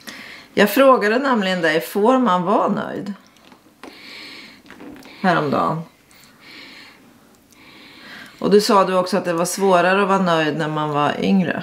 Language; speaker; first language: Swedish; native; Swedish